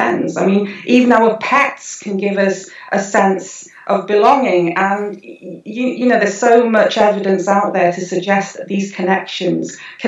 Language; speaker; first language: English; non-native, local second language; Welsh